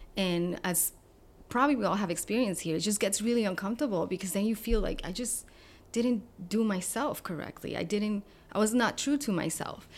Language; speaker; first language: English; non-native, fluent; Spanish